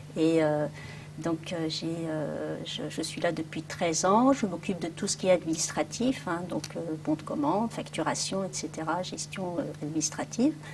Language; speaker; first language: French; early bilingual, other home language; Arabic